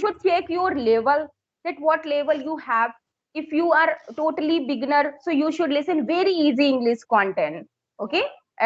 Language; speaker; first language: English; non-native, local second language; Hindi